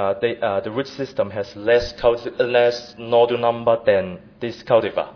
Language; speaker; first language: English; non-native, fluent; Chinese